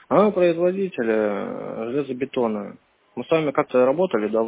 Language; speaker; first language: Russian; native; Russian